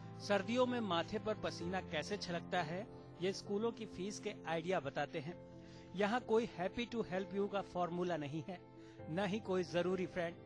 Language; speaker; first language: Hindi; native; Hindi